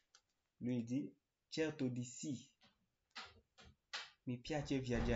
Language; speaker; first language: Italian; non-native, learner; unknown